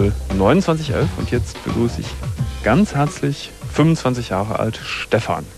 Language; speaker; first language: German; native; German